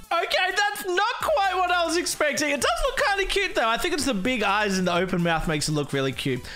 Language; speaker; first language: English; native; English